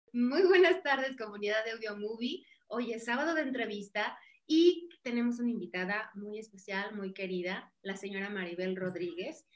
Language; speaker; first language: Spanish; native; Spanish